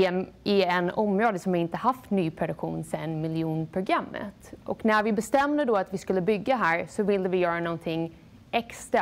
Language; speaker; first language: Swedish; non-native, fluent; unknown